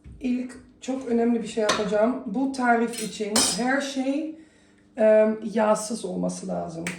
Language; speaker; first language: Turkish; early bilingual, heritage; Turkish